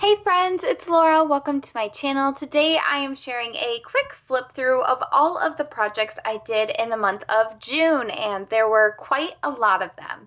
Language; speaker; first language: English; native; English